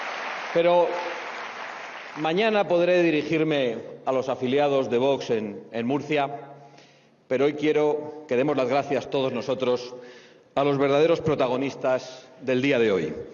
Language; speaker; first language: Spanish; native; Spanish